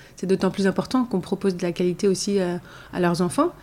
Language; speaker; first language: French; native; French